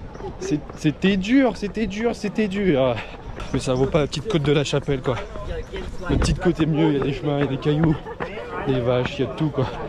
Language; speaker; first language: French; native; French